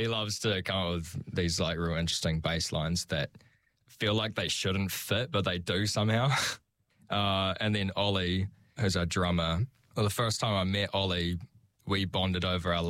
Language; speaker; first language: English; native; English